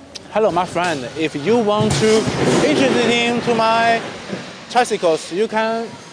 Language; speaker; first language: English; non-native, learner; Chinese